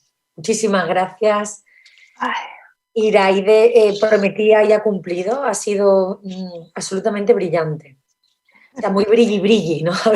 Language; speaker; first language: Spanish; native; Spanish